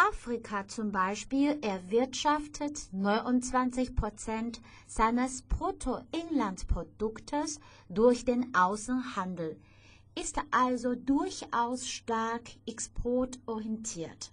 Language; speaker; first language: German; non-native, fluent; Chinese